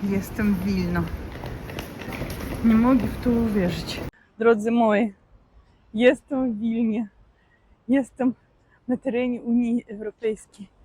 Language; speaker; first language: Polish; non-native, fluent; Russian